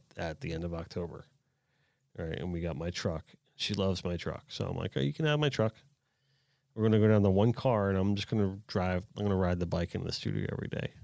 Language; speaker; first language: English; native; English